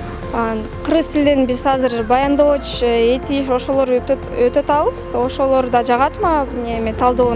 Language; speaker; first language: Kyrgyz; non-native, local second language; Russian